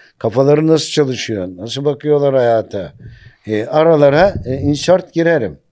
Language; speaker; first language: Turkish; native; Turkish